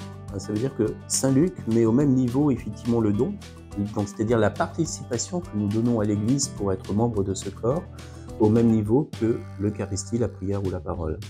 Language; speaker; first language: French; native; French